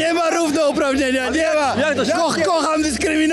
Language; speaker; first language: Polish; native; Polish